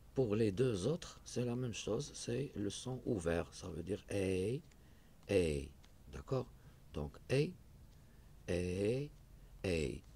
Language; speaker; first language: French; non-native, local second language; Arabic